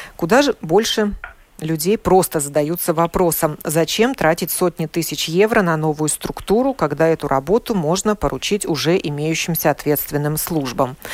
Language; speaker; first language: Russian; native; Russian